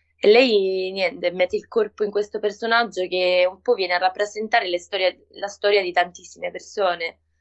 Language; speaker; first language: Italian; non-native, fluent; Spanish